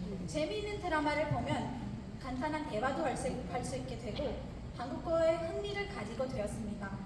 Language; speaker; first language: Korean; non-native, fluent; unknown